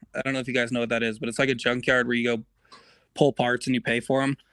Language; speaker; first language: English; native; English